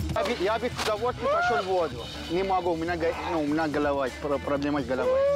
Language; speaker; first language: Russian; non-native, learner; Persian